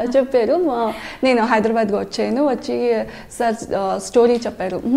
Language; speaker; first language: Telugu; non-native, learner; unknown